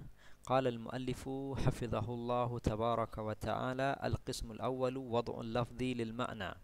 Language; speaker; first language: Arabic; non-native, fluent; Indonesian